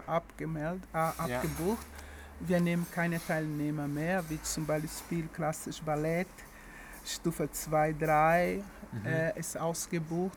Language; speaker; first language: German; non-native, learner; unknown